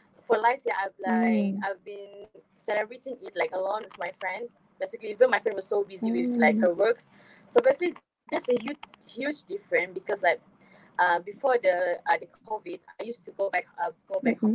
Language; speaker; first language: English; non-native, local second language; Malay